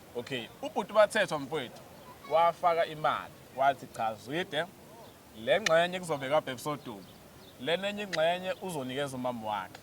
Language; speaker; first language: Zulu; native; Zulu